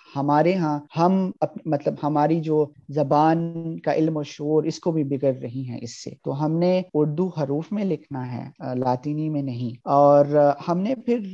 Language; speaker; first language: Urdu; early bilingual, heritage; Urdu